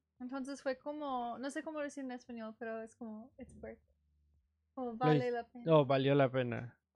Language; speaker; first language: Spanish; non-native, learner; English